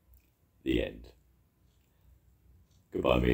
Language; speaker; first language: English; native; English